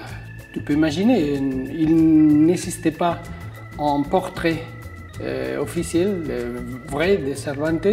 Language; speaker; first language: French; non-native, fluent; Spanish